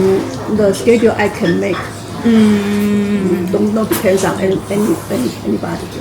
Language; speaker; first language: English; non-native, learner; Chinese